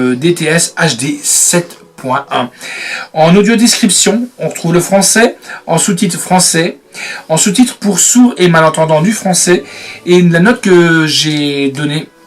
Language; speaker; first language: French; native; French